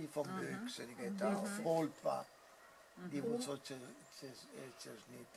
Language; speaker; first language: German; non-native, learner; Italian